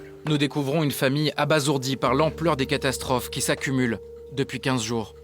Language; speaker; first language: French; native; French